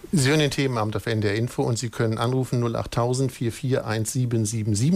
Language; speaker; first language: German; native; German